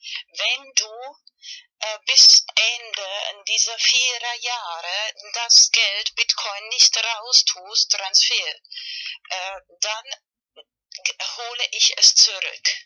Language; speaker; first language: German; non-native, learner; Spanish